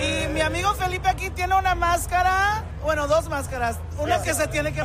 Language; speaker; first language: Spanish; early bilingual, heritage; Spanish